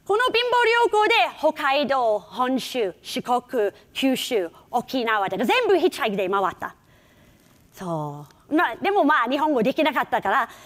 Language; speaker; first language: Japanese; non-native, fluent; English